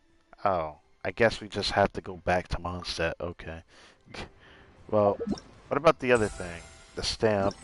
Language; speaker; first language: English; native; English